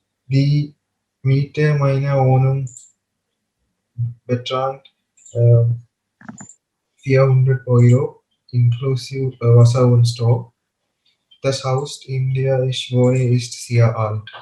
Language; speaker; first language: German; non-native, learner; Malayalam